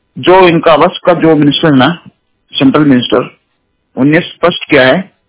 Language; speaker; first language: Hindi; non-native, local second language; Kannada